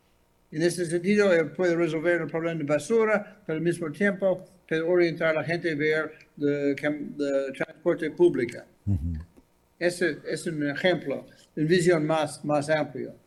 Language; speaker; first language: Spanish; non-native, fluent; English